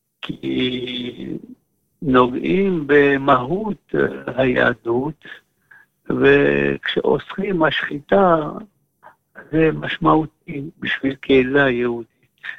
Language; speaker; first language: Hebrew; non-native, fluent; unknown